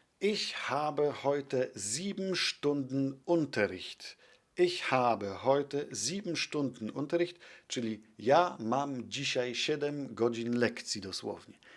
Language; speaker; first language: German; non-native, fluent; Polish